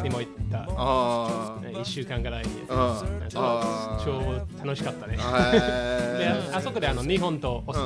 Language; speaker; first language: Japanese; non-native, fluent; English